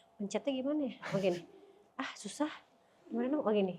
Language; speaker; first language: Indonesian; native; Indonesian